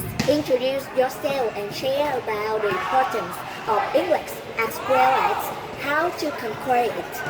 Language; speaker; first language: English; non-native, learner; Vietnamese